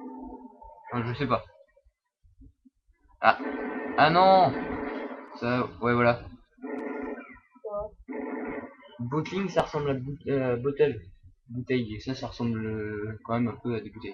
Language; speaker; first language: French; native; French